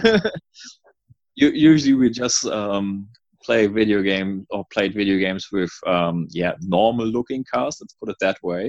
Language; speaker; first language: English; non-native, fluent; German